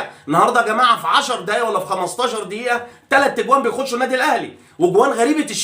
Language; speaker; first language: Arabic; native; Arabic